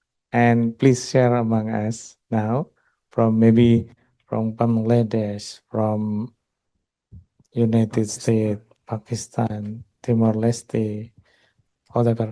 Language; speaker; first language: English; non-native, local second language; Indonesian